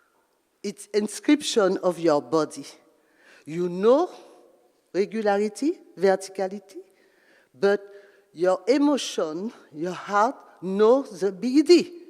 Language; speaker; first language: English; non-native, learner; French